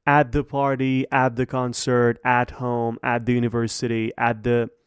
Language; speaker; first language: English; non-native, fluent; Persian